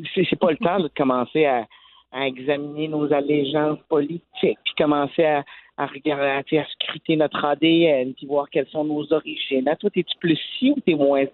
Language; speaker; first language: French; native; French